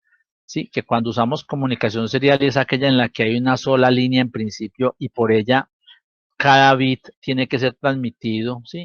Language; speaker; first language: Spanish; native; Spanish